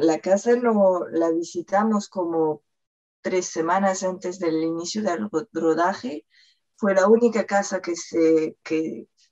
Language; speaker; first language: Spanish; non-native, fluent; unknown